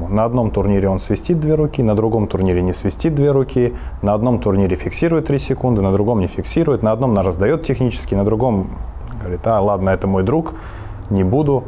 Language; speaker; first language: Russian; native; Russian